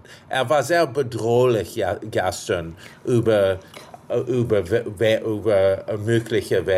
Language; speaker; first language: German; non-native, fluent; English